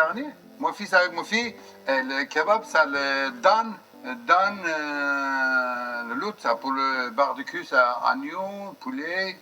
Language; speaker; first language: French; non-native, learner; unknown